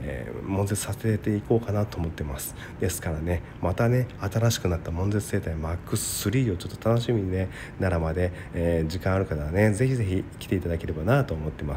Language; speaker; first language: Japanese; native; Japanese